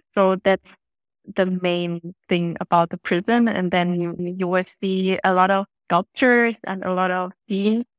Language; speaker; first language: English; non-native, fluent; German